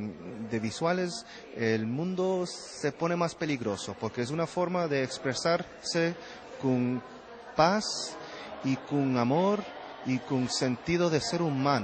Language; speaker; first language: Spanish; early bilingual, heritage; Spanish